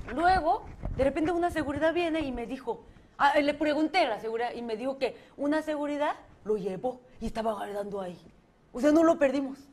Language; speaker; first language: Spanish; non-native, fluent; Korean